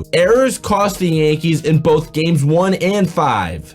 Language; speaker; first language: English; native; English